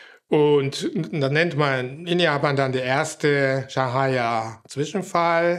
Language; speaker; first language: German; non-native, fluent; Japanese